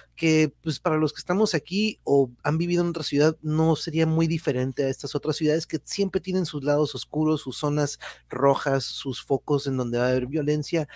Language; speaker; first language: Spanish; native; Spanish